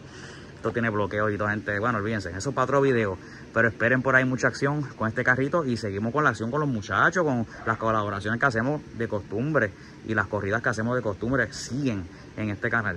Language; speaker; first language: Spanish; native; Spanish